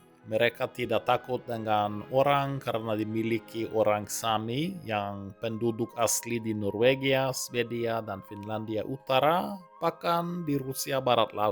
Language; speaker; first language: Indonesian; non-native, fluent; Norwegian